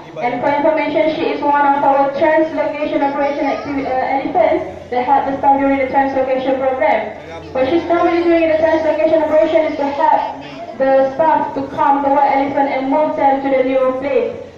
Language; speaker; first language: English; non-native, local second language; Malay